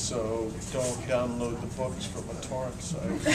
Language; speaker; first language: English; native; English